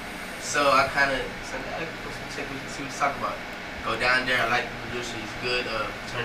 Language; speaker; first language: English; native; English